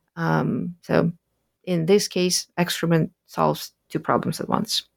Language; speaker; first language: English; early bilingual, other home language; Russian